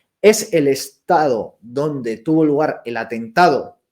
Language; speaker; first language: Spanish; native; Spanish